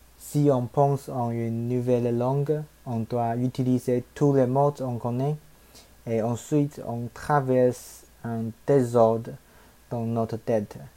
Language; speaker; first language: French; non-native, learner; Chinese